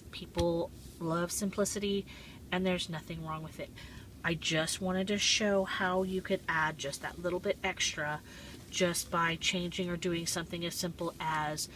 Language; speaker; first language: English; native; English